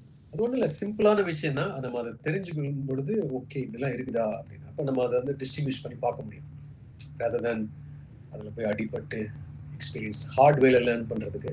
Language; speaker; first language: Tamil; native; Tamil